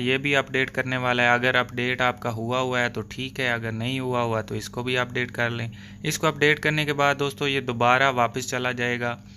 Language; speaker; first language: Urdu; non-native, local second language; Punjabi